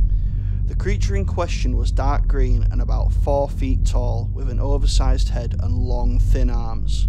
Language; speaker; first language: English; native; English